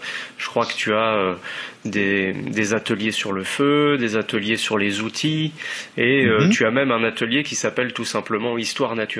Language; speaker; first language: French; native; French